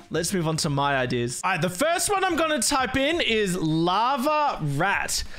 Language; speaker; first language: English; native; English